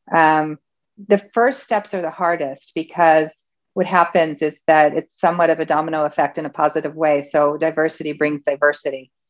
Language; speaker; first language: English; native; English